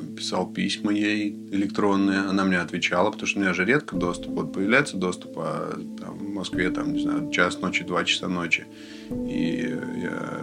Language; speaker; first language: Russian; native; Russian